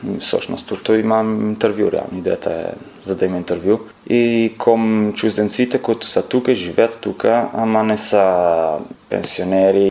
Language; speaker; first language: Bulgarian; non-native, fluent; Italian